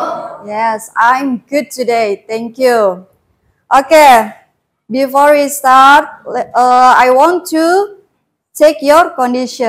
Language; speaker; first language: English; non-native, learner; Indonesian